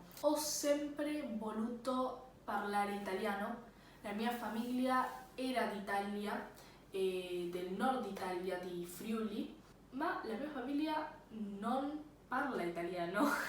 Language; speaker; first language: Italian; non-native, learner; Spanish